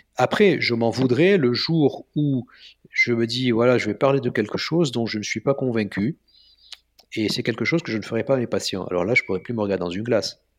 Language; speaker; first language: French; non-native, local second language; Arabic